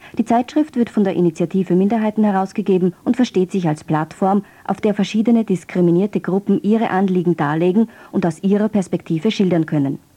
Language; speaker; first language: German; native; German